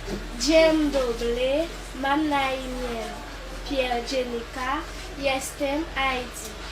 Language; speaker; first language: Polish; non-native, learner; Haitian Creole